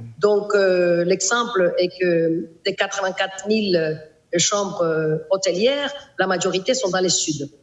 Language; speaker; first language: French; non-native, fluent; Spanish